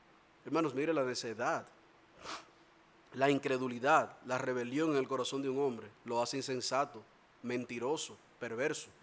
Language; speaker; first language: Spanish; native; Spanish